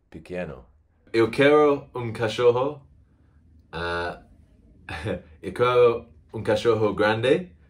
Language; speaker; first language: Portuguese; non-native, learner; English